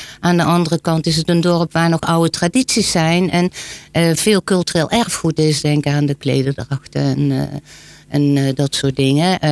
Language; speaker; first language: Dutch; native; Dutch